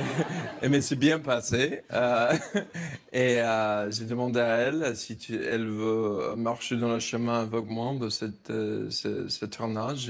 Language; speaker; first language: French; non-native, fluent; English